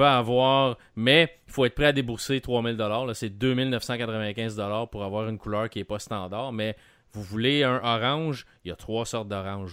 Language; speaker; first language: French; native; French